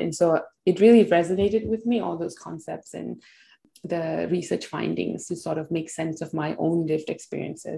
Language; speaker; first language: English; non-native, local second language; Tamil